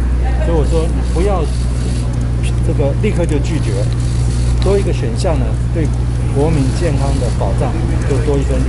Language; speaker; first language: Chinese; native; Chinese